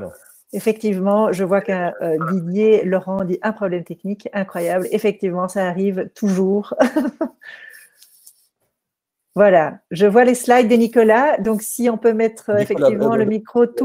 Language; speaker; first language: French; native; French